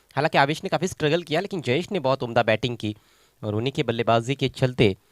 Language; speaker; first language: Hindi; non-native, local second language; Marathi